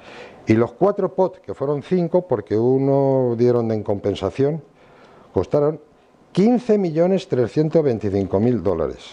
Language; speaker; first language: Spanish; native; Spanish